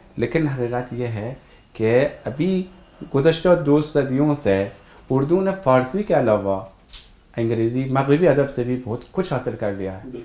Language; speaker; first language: Urdu; non-native, fluent; Persian